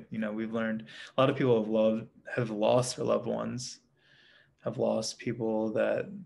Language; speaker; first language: English; native; English